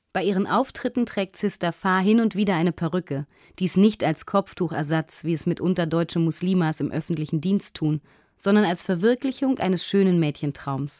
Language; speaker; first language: German; native; German